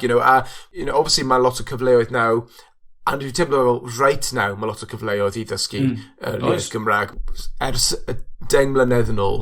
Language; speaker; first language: Welsh; non-native, local second language; English